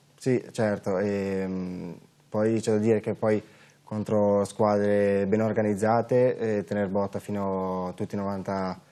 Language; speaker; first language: Italian; native; Italian